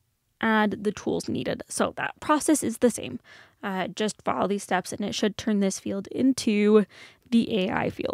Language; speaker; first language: English; native; English